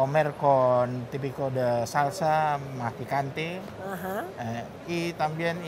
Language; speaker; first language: Spanish; non-native, learner; Indonesian